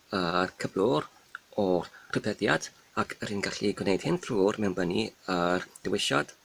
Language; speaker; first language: Welsh; non-native, learner; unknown